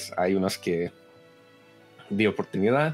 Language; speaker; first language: Spanish; early bilingual, heritage; Spanish